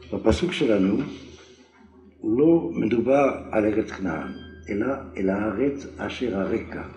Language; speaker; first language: Hebrew; non-native, fluent; French